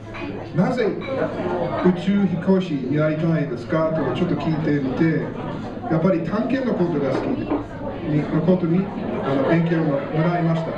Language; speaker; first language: Japanese; non-native, learner; English